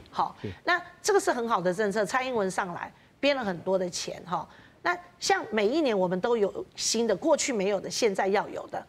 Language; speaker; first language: Chinese; native; Chinese